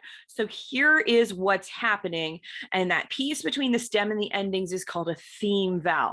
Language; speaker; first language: English; native; English